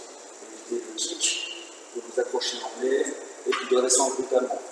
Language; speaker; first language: French; native; French